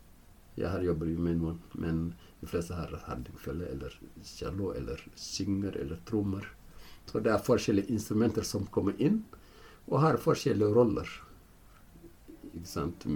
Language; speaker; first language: Norwegian; non-native, fluent; Fula